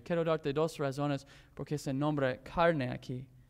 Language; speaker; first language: Spanish; non-native, fluent; English